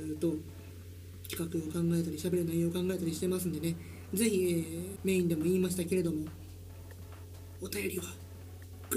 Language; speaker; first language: Japanese; native; Japanese